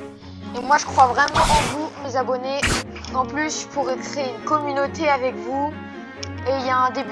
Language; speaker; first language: French; native; French